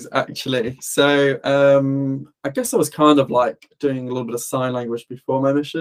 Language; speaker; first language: English; native; English